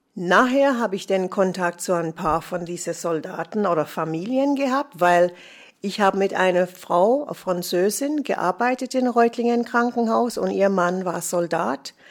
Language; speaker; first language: German; non-native, fluent; English